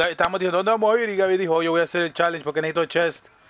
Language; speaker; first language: Spanish; early bilingual, heritage; Spanish